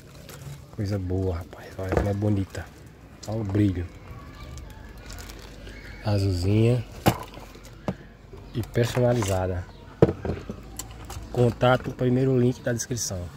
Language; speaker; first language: Portuguese; native; Portuguese